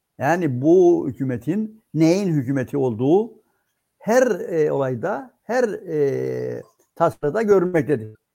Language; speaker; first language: Turkish; native; Turkish